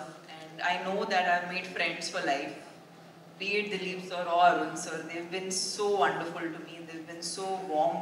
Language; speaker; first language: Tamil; non-native, fluent; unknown